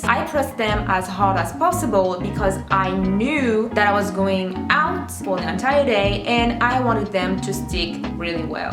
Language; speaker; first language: English; non-native, fluent; French